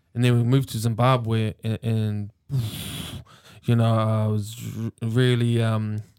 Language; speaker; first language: English; native; English